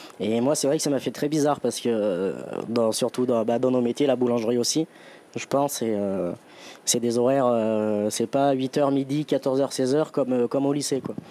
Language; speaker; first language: French; native; French